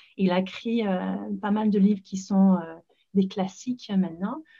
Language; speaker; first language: French; non-native, fluent; English